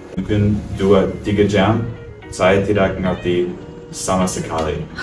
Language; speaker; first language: Indonesian; non-native, learner; English